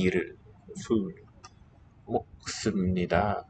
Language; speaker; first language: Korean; non-native, learner; English